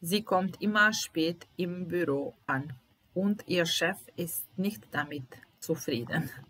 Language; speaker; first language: German; non-native, fluent; Italian